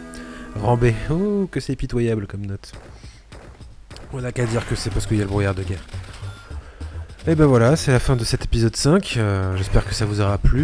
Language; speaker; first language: French; native; French